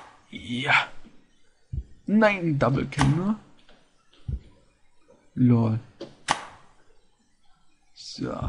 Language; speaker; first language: German; native; German